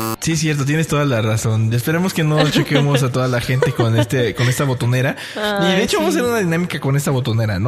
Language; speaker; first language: Spanish; native; Spanish